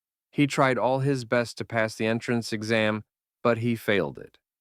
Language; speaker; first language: English; non-native, fluent; Ukrainian